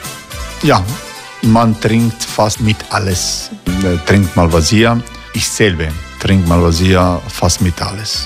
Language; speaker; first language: German; non-native, learner; Croatian